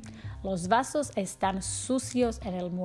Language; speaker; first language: Spanish; non-native, fluent; Slovak